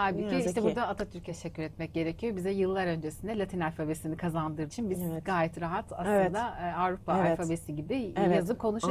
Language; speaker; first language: Turkish; native; Turkish